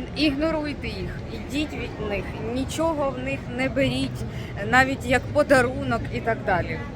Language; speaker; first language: Ukrainian; non-native, local second language; Russian